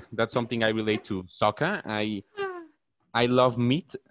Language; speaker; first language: English; non-native, fluent; Spanish